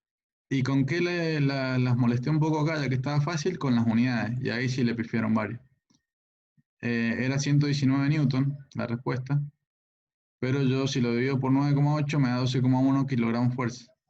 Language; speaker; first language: Spanish; native; Spanish